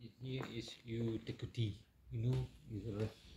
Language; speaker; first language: English; non-native, learner; French